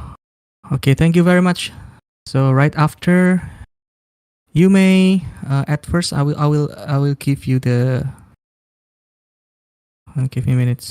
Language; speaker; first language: English; non-native, fluent; Indonesian